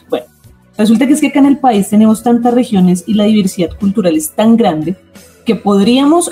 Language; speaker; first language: Spanish; native; Spanish